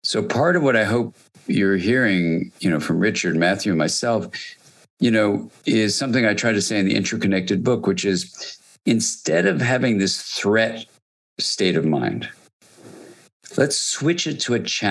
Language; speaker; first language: English; native; English